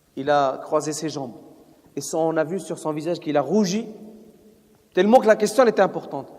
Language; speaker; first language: French; non-native, local second language; Arabic